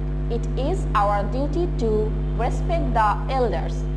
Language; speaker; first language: English; non-native, local second language; Bangla